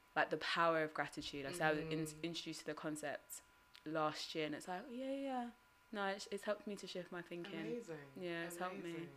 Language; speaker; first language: English; native; English